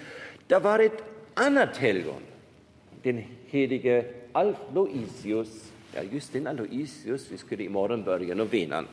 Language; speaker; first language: Swedish; non-native, fluent; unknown